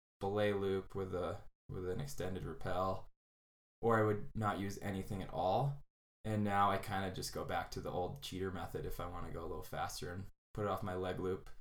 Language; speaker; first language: English; native; English